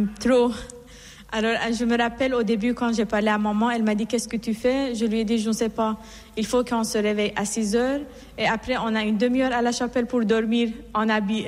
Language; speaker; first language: French; non-native, fluent; Persian